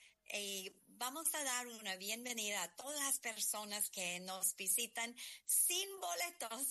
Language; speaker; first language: Spanish; non-native, fluent; English